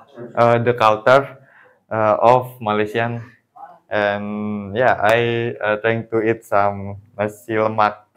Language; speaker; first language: English; non-native, learner; Indonesian